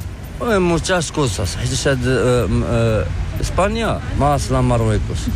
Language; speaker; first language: Spanish; non-native, learner; Arabic